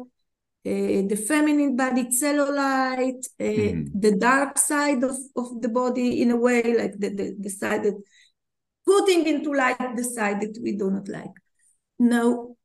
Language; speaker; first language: English; non-native, fluent; Hebrew